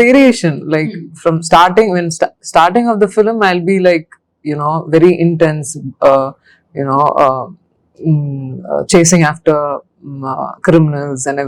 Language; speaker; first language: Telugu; non-native, local second language; Tamil